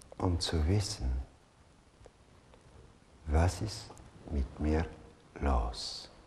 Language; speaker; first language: German; non-native, fluent; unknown